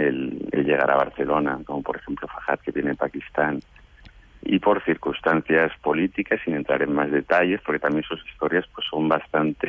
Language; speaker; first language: Spanish; native; Spanish